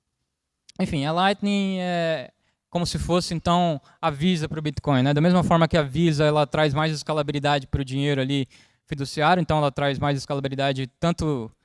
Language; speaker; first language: Portuguese; native; Portuguese